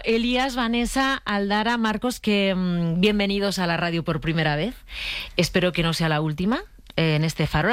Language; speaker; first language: Spanish; native; Spanish